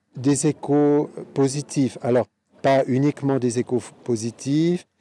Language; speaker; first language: French; native; French